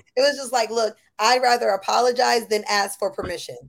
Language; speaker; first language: English; native; English